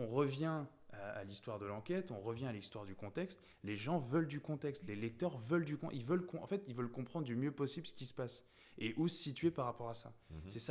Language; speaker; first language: French; native; French